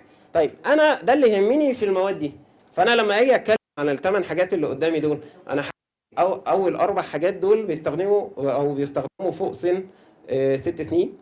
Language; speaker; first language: Arabic; native; Arabic